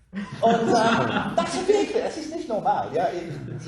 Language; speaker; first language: German; non-native, learner; English